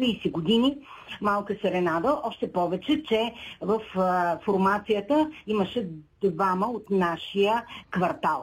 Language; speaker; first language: Bulgarian; native; Bulgarian